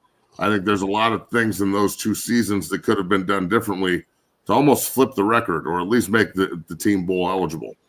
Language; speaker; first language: English; native; English